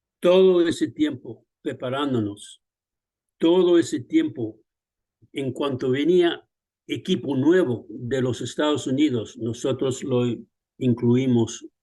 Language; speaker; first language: Spanish; early bilingual, other home language; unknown